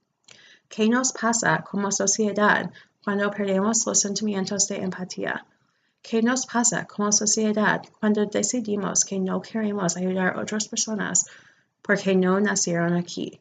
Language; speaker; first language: Spanish; non-native, fluent; English